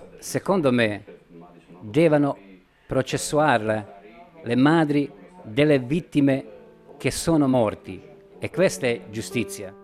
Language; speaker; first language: Italian; non-native, learner; Bosnian